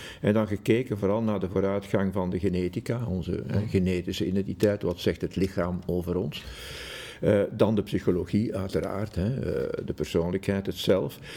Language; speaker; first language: Dutch; native; Dutch